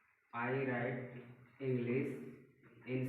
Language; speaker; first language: English; non-native, learner; Hindi